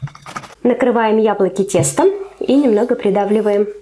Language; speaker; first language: Russian; native; Russian